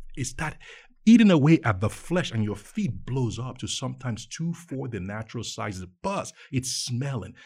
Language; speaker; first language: English; non-native, local second language; Yoruba